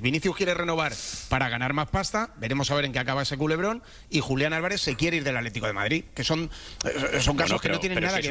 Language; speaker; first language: Spanish; native; Spanish